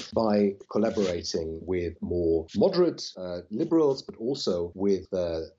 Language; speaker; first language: English; non-native, fluent; German